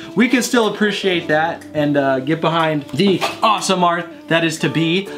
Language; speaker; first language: English; native; English